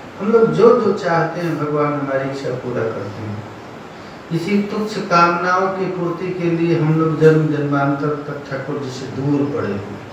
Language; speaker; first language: Hindi; non-native, local second language; Bangla